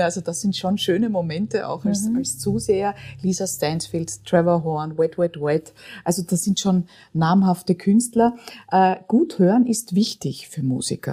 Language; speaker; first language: German; native; German